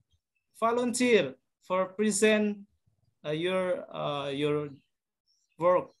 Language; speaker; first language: English; non-native, learner; Indonesian